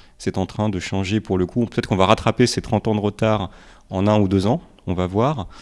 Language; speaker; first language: French; early bilingual, other home language; Romanian